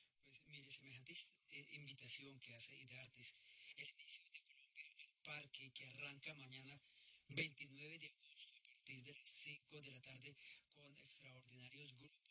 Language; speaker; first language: Spanish; native; Spanish